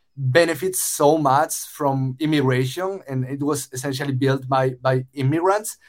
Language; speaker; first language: English; non-native, fluent; Spanish